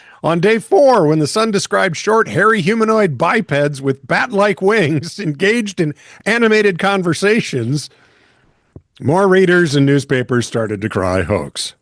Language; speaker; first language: English; native; English